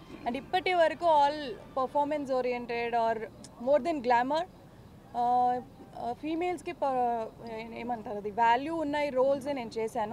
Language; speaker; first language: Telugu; non-native, fluent; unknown